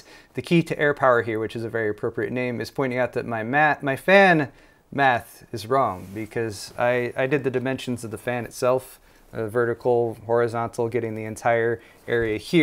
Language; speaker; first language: English; native; English